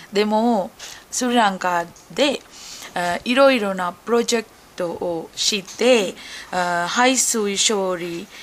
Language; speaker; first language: Japanese; non-native, learner; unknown